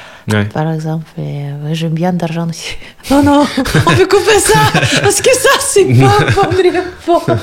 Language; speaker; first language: French; non-native, learner; Russian